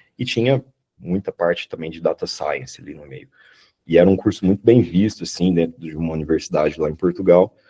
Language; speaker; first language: Portuguese; native; Portuguese